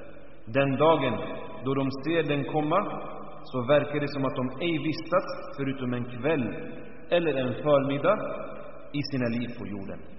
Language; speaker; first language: Swedish; early bilingual, other home language; Arabic